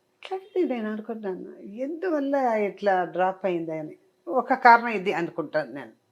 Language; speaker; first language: Telugu; native; Telugu